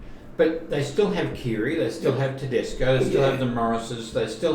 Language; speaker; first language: English; native; English